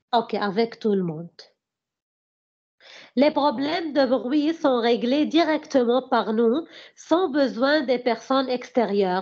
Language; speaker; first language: French; non-native, learner; Arabic